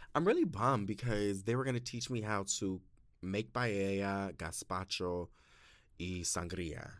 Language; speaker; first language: English; native; English